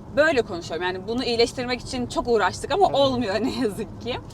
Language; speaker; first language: Turkish; native; Turkish